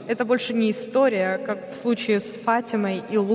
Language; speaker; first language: Russian; native; Russian